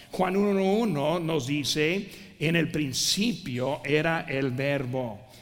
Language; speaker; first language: Spanish; non-native, fluent; English